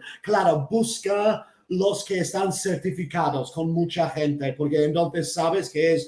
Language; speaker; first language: Spanish; non-native, fluent; English